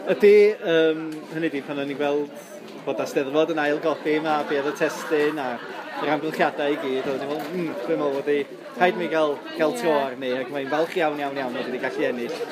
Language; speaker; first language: Welsh; native; Welsh